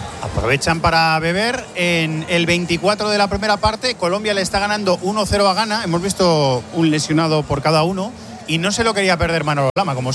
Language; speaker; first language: Spanish; native; Spanish